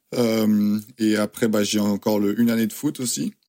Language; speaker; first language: French; native; French